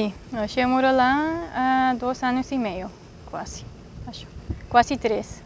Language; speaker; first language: Portuguese; non-native, fluent; Swiss German